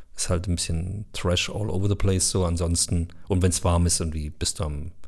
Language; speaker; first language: German; early bilingual, other home language; Bosnian